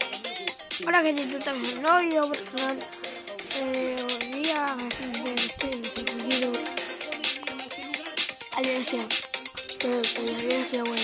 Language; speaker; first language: Spanish; native; Spanish